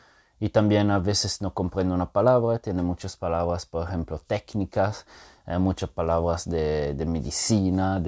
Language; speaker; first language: Spanish; non-native, fluent; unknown